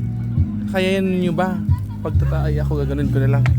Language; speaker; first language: Filipino; native; Filipino